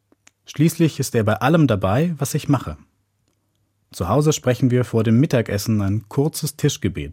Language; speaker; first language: German; native; German